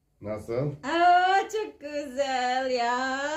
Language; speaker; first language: Turkish; non-native, learner; Indonesian